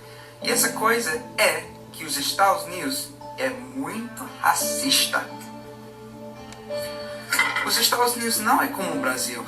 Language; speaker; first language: Portuguese; non-native, fluent; English